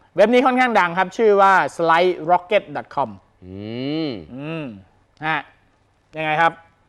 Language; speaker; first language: Thai; native; Thai